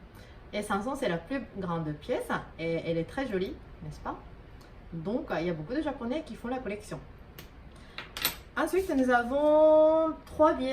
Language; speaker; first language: French; non-native, fluent; Japanese